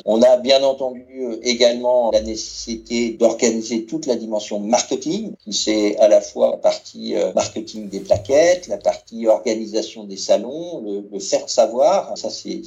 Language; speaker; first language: French; native; French